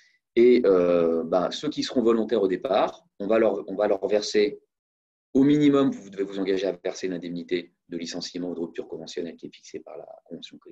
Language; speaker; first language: French; native; French